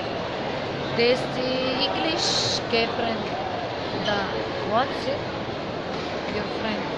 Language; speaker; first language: English; non-native, learner; Turkish